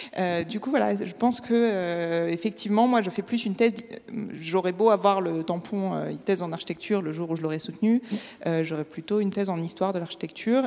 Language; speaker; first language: French; native; French